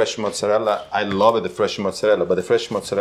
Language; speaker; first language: English; non-native, fluent; Italian